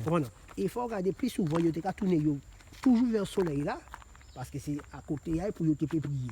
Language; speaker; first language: French; non-native, local second language; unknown